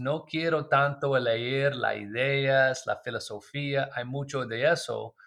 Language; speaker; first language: Spanish; non-native, learner; English